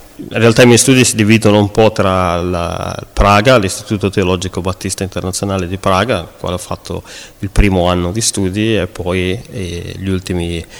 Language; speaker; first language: Italian; native; Italian